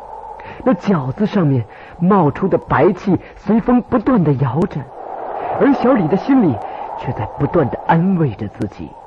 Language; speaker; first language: Chinese; native; Chinese